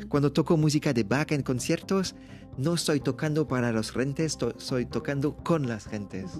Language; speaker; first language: Spanish; non-native, learner; French